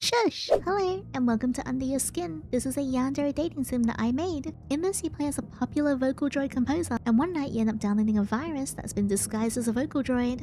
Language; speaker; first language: English; native; English